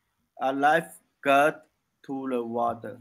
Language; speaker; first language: English; non-native, learner; Chinese